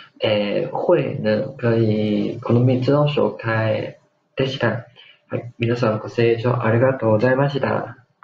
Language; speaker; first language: Japanese; non-native, fluent; Chinese